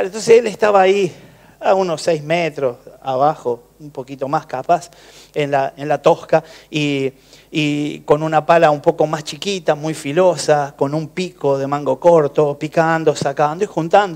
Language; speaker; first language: Spanish; native; Spanish